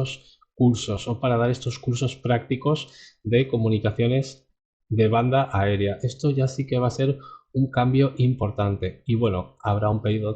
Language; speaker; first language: Spanish; native; Spanish